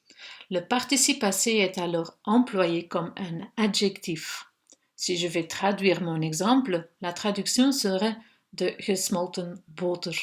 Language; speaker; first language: French; non-native, local second language; Dutch